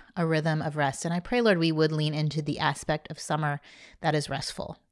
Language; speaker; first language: English; native; English